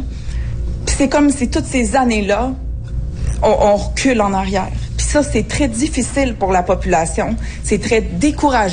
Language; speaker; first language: French; native; French